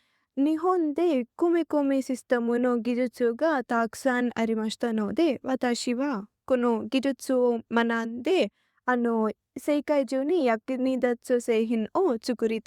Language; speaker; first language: Japanese; non-native, learner; Telugu